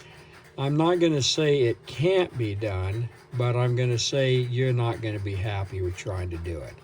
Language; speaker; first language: English; native; English